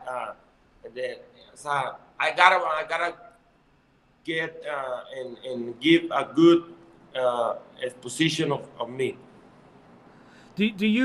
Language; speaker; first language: English; non-native, learner; Spanish